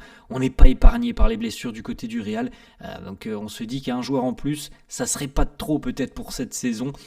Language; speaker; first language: French; native; French